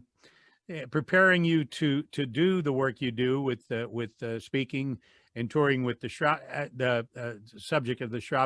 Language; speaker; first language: English; native; English